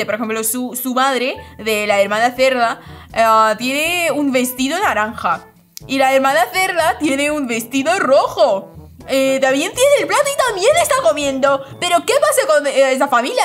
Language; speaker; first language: Spanish; non-native, fluent; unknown